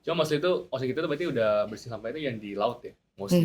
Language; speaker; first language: Indonesian; native; Indonesian